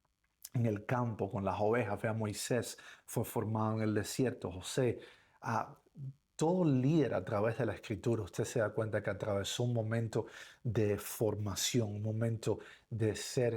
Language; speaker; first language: Spanish; native; Spanish